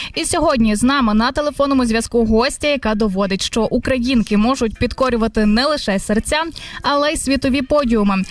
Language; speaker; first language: Ukrainian; native; Ukrainian